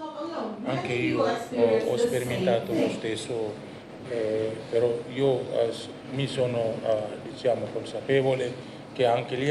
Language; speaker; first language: Italian; non-native, learner; Indonesian